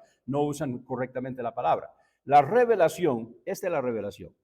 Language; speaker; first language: Spanish; native; Spanish